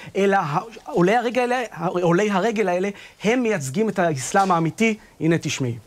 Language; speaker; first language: Hebrew; native; Hebrew